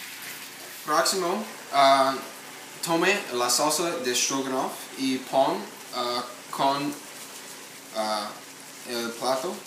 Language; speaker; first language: Spanish; non-native, learner; English